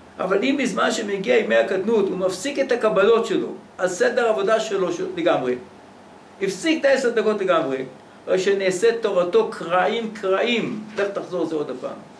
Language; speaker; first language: Hebrew; native; Hebrew